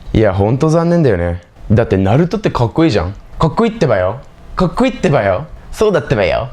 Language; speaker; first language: Japanese; non-native, fluent; English